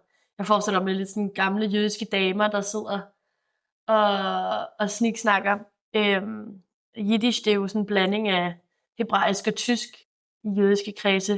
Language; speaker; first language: Danish; native; Danish